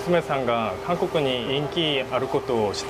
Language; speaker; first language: Japanese; non-native, learner; Korean